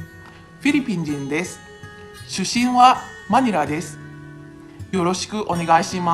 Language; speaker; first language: Japanese; non-native, fluent; Filipino